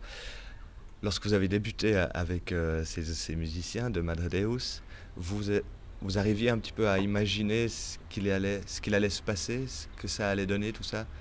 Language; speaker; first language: French; native; French